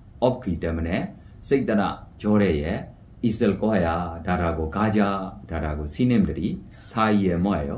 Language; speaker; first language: Korean; non-native, fluent; Burmese